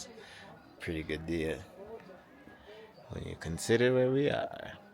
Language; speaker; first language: English; native; English